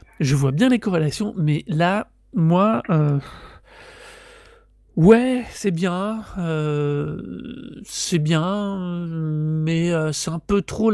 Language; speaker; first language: French; native; French